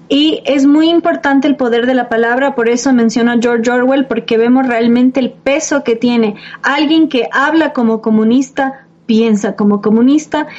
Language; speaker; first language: Spanish; native; Spanish